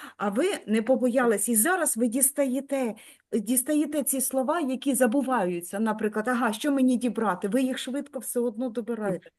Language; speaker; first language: Ukrainian; native; Ukrainian